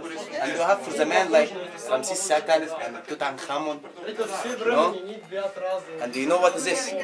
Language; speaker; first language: English; non-native, learner; Arabic